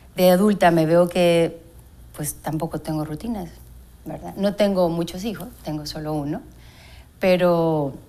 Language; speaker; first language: Spanish; native; Spanish